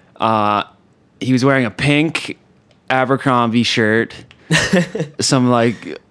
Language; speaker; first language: English; native; English